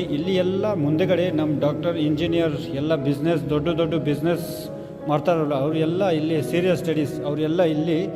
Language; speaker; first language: Kannada; non-native, fluent; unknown